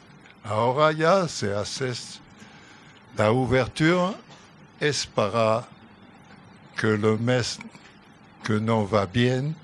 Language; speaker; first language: Spanish; non-native, learner; French